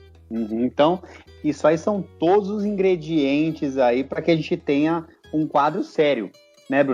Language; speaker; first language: Portuguese; native; Portuguese